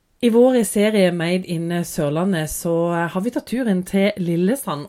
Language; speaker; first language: Norwegian; native; Norwegian